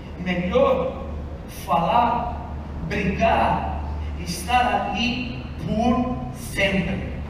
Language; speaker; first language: Portuguese; non-native, fluent; Italian